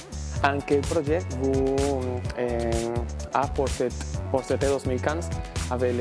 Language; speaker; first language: French; non-native, learner; Spanish